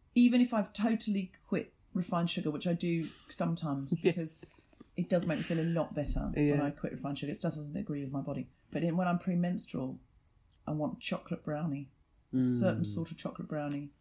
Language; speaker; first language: English; native; English